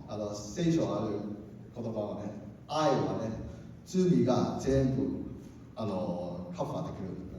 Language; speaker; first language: Japanese; non-native, learner; Cantonese